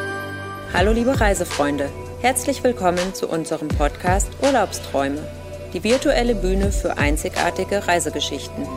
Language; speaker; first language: German; native; German